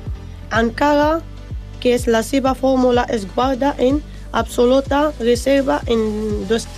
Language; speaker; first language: Catalan; non-native, learner; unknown